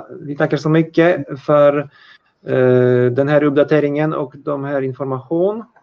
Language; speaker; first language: Swedish; non-native, fluent; Polish